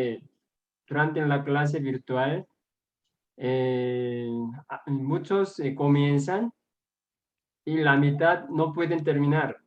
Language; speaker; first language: Spanish; non-native, fluent; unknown